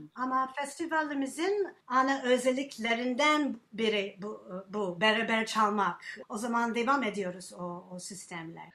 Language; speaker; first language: Turkish; non-native, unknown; English